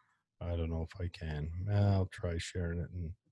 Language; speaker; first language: English; native; English